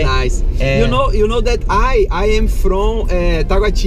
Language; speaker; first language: English; non-native, learner; Portuguese